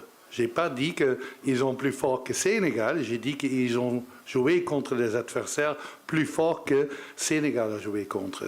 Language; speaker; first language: French; non-native, learner; Dutch